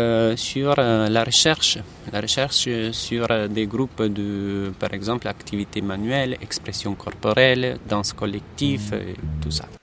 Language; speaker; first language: French; non-native, fluent; Italian